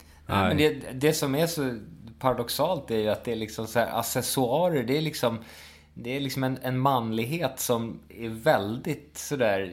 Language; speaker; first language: Swedish; native; Swedish